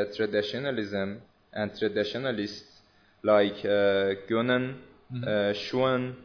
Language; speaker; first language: English; non-native, learner; Persian